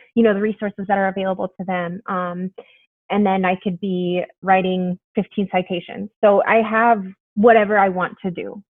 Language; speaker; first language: English; early bilingual, other home language; Spanish